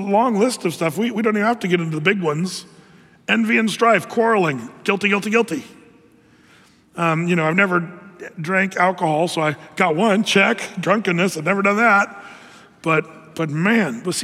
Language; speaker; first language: English; native; English